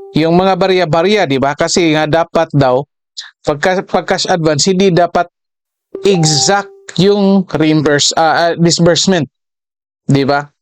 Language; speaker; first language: Filipino; native; Filipino